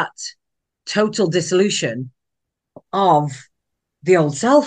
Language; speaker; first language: English; native; English